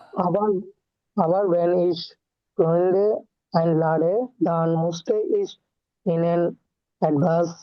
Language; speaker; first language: German; non-native, learner; Bangla